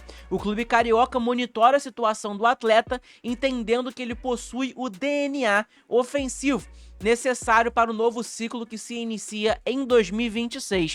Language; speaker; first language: Portuguese; native; Portuguese